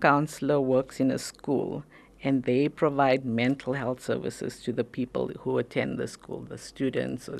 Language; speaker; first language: English; native; English